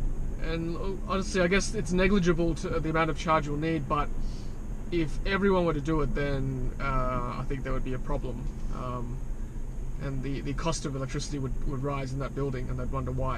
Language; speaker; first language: English; native; English